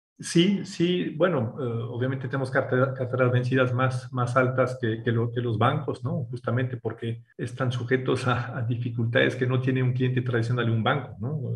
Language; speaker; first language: Spanish; non-native, fluent; French